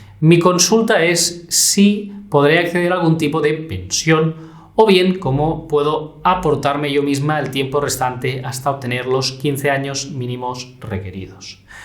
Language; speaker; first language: Spanish; native; Spanish